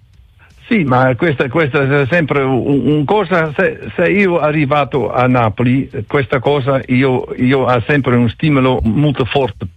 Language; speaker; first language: Italian; non-native, learner; Dutch